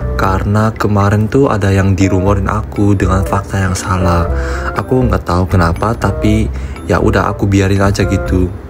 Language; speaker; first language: Indonesian; non-native, fluent; Korean